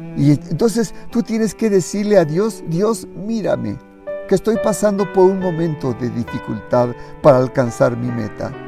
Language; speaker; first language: Spanish; native; Spanish